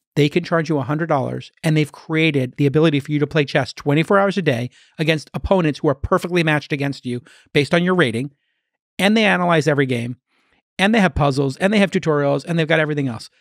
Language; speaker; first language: English; native; English